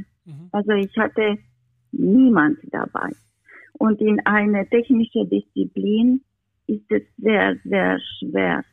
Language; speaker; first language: German; non-native, fluent; Romanian